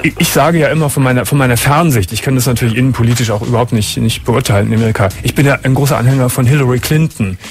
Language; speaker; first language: German; native; German